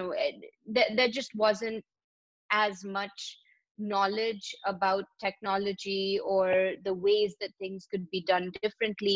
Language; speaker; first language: English; non-native, local second language; Hindi